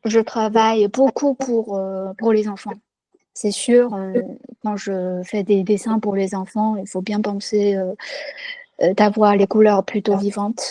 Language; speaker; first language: French; non-native, fluent; Chinese